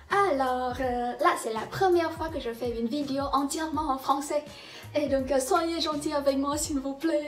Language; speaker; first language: French; non-native, learner; Vietnamese